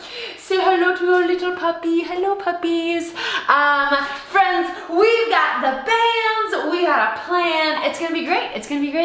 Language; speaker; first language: English; native; English